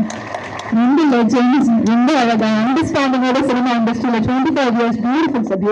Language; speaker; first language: Tamil; native; Tamil